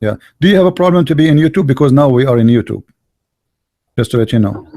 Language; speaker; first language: English; non-native, fluent; Arabic